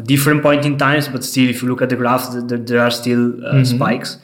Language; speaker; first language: English; non-native, fluent; Italian